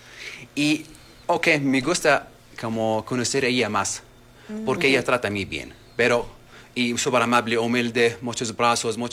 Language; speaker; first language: Spanish; non-native, learner; Arabic